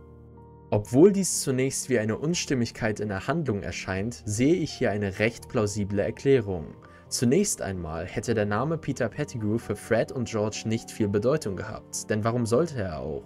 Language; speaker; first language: German; native; German